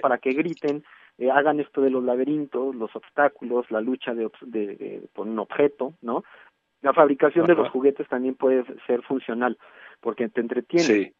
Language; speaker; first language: Spanish; native; Spanish